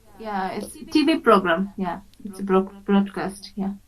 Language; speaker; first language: English; non-native, fluent; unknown